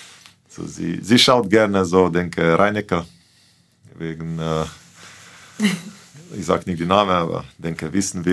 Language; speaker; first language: German; non-native, fluent; Slovenian